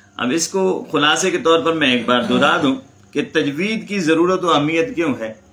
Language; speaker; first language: Urdu; non-native, local second language; Punjabi